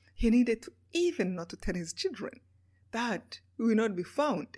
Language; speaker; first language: English; non-native, local second language; Kinyarwanda